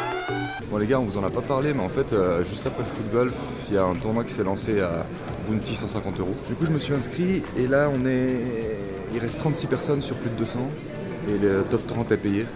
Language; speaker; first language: French; native; French